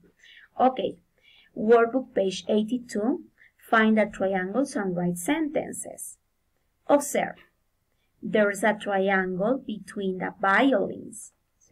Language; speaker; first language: English; non-native, fluent; Spanish